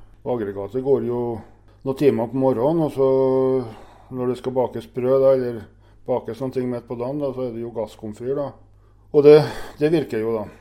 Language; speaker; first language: Norwegian; native; Norwegian